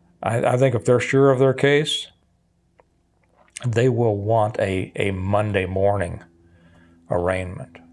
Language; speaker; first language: English; native; English